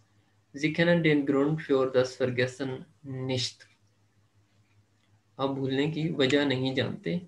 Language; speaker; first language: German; non-native, fluent; Urdu